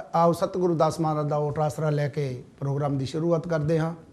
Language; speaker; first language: Hindi; non-native, local second language; Punjabi